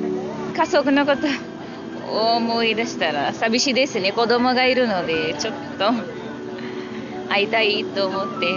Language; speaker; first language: Japanese; non-native, learner; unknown